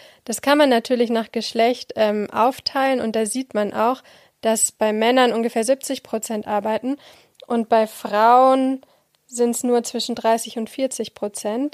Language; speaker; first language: German; native; German